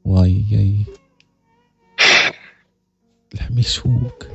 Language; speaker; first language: Arabic; native; Arabic